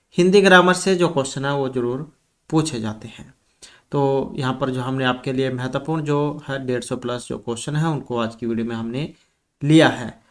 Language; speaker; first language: Hindi; native; Hindi